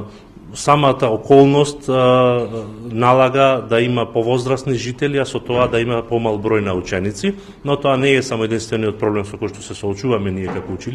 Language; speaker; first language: Macedonian; native; Macedonian